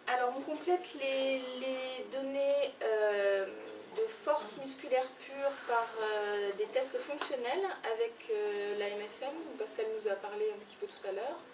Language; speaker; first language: French; native; French